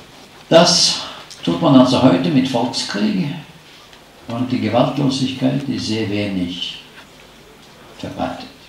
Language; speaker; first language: German; non-native, fluent; Norwegian